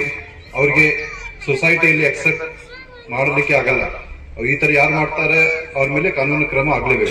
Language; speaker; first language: Kannada; non-native, fluent; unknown